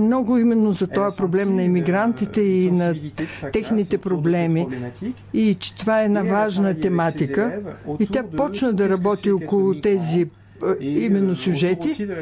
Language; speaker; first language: Bulgarian; native; Bulgarian